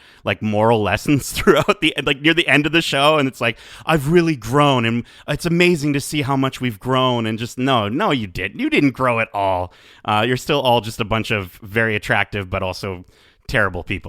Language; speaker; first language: English; native; English